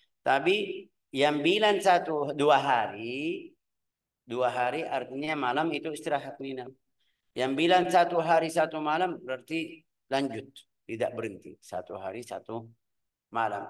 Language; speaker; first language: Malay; non-native, fluent; Arabic